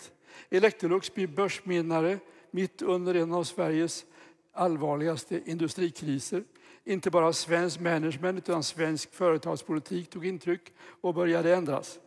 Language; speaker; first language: Swedish; native; Swedish